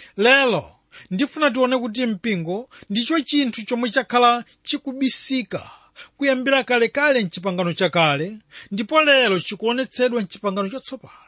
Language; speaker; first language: Nyanja; non-native, local second language; Tumbuka